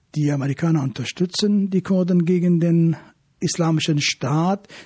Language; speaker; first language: German; non-native, fluent; Arabic